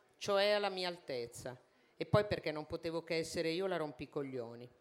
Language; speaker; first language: Italian; native; Italian